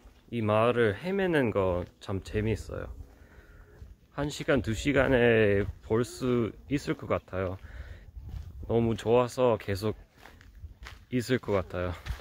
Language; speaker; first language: Korean; non-native, fluent; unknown